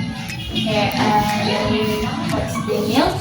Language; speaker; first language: English; non-native, learner; Indonesian